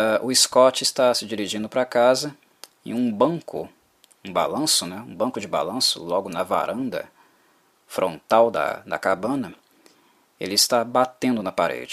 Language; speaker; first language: Portuguese; native; Portuguese